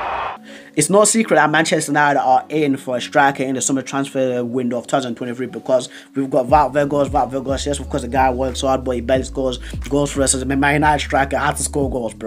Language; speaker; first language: English; native; English